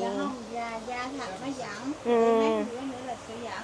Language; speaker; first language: Vietnamese; native; Vietnamese